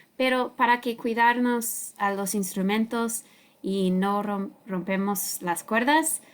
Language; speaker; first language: Spanish; non-native, learner; English